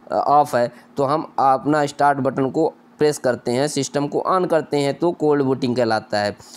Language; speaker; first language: Hindi; native; Hindi